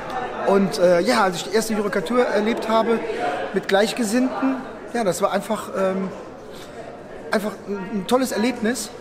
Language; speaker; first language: German; native; German